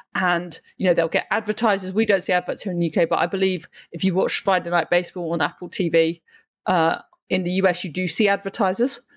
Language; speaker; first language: English; native; English